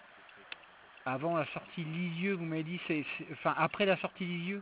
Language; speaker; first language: French; native; French